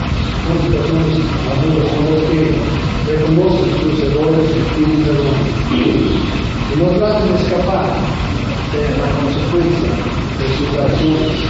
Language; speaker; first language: Spanish; non-native, fluent; English